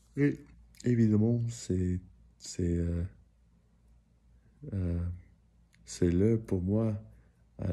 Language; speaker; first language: French; early bilingual, heritage; English